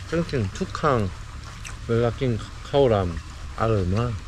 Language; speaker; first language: Thai; non-native, learner; Korean